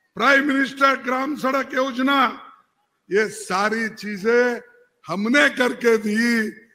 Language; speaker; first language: Hindi; non-native, local second language; Kannada